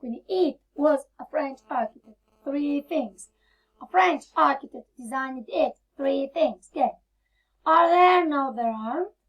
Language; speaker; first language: English; non-native, fluent; Italian